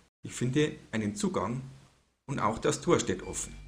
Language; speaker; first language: German; native; German